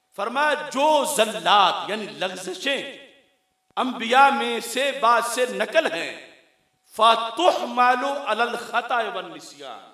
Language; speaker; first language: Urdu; non-native, local second language; Punjabi